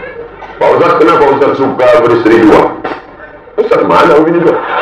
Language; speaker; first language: Indonesian; non-native, local second language; Malay